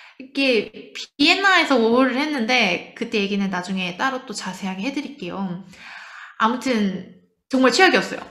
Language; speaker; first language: Korean; native; Korean